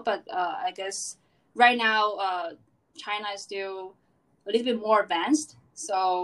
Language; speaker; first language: English; non-native, fluent; Chinese